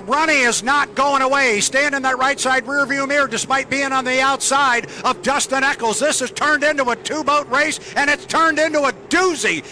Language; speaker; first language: English; native; English